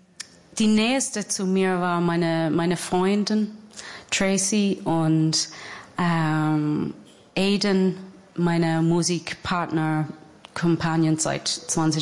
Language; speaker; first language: German; non-native, fluent; English